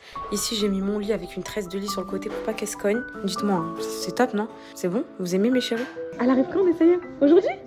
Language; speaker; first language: French; native; French